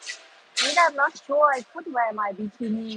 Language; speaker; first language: English; non-native, learner; Thai